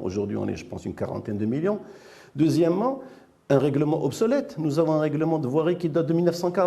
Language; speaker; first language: French; non-native, local second language; Arabic